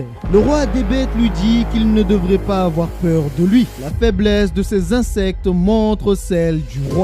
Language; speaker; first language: French; native; French